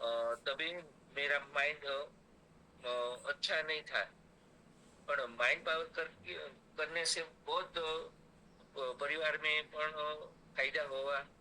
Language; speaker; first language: Hindi; non-native, local second language; Gujarati